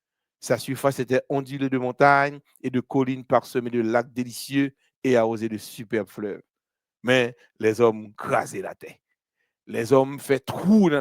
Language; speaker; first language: French; non-native, local second language; Haitian Creole